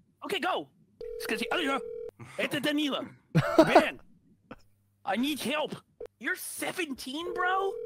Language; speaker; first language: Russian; non-native, learner; English